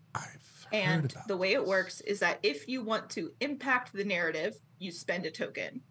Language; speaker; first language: English; native; English